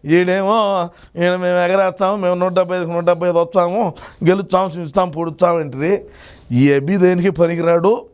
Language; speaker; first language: Telugu; native; Telugu